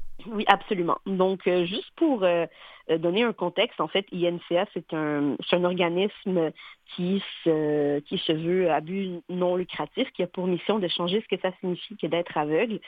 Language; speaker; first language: French; native; French